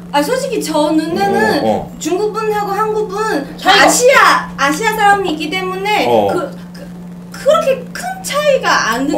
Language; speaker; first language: Korean; non-native, fluent; Chinese